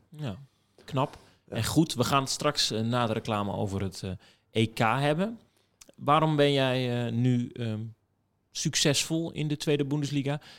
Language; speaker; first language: Dutch; native; Dutch